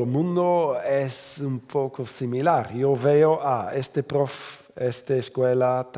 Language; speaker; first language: Spanish; non-native, fluent; Dutch